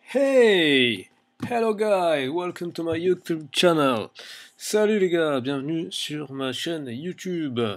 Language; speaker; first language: French; native; French